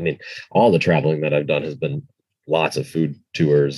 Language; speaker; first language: English; native; English